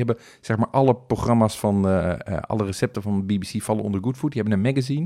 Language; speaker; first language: Dutch; native; Dutch